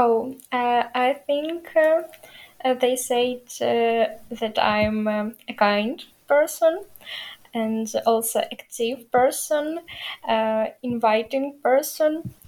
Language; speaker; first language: English; non-native, learner; Ukrainian